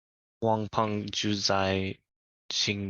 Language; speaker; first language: Chinese; non-native, learner; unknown